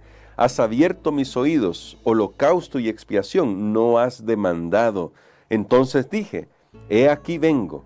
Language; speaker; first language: Spanish; native; Spanish